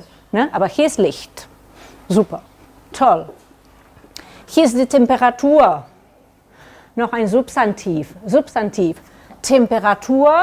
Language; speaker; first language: German; non-native, learner; Catalan